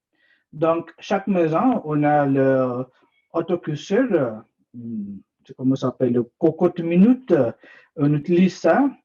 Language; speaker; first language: French; non-native, learner; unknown